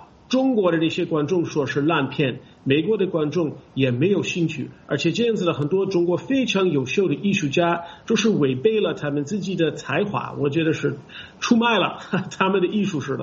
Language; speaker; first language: Chinese; non-native, fluent; English